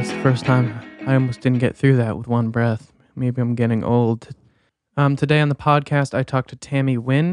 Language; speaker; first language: English; native; English